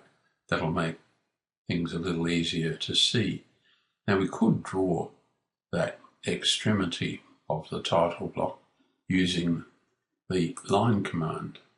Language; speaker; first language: English; native; English